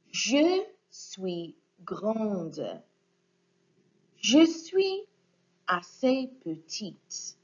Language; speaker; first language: French; non-native, fluent; English